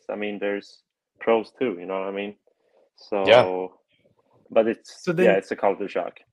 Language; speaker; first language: English; non-native, fluent; Swedish